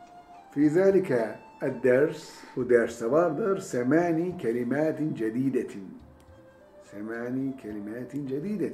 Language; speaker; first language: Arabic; non-native, fluent; Turkish